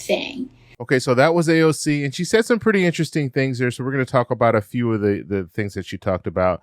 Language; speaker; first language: English; native; English